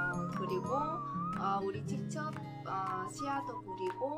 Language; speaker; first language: Korean; non-native, learner; Vietnamese